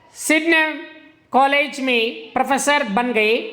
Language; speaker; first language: Hindi; non-native, local second language; Kannada